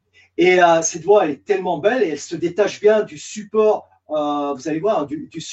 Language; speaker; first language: French; native; French